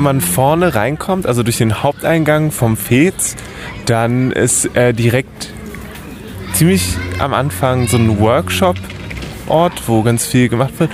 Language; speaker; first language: German; native; German